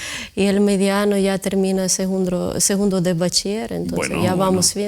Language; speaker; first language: Spanish; non-native, fluent; Ukrainian